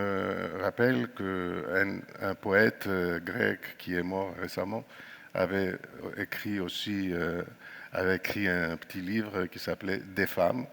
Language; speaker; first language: French; non-native, fluent; Greek